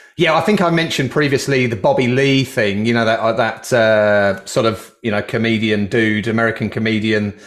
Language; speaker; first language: English; native; English